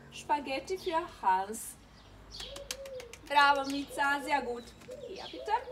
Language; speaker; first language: German; non-native, fluent; Croatian